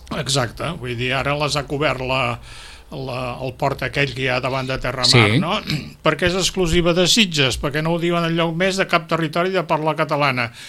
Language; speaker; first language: Catalan; native; Catalan